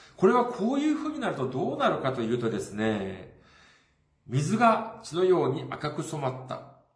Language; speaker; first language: Japanese; non-native, fluent; Korean